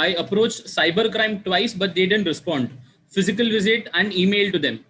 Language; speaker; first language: English; non-native, local second language; Marathi